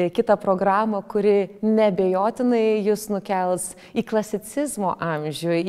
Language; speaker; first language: Lithuanian; native; Lithuanian